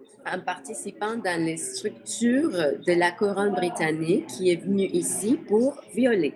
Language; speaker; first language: French; native; French